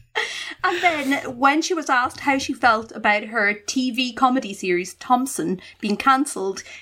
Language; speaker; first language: English; native; English